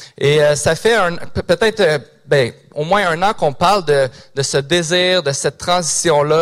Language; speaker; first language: French; native; French